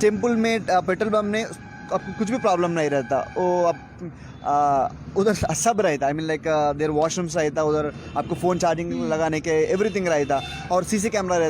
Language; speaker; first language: Hindi; non-native, local second language; Telugu